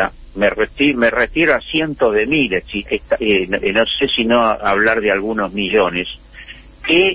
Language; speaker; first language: Spanish; native; Spanish